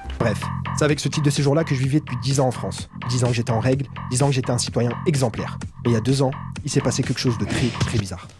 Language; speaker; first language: French; non-native, local second language; Arabic